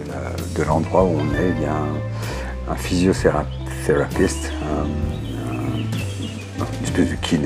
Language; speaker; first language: French; native; French